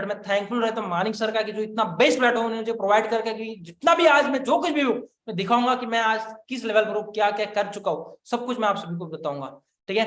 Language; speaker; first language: Hindi; non-native, local second language; Marathi